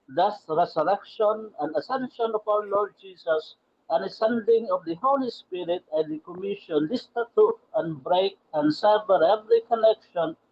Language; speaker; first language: English; non-native, local second language; Filipino